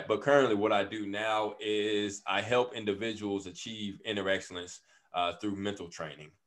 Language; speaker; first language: English; native; English